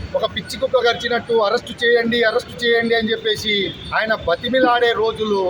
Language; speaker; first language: Telugu; non-native, local second language; Lambadi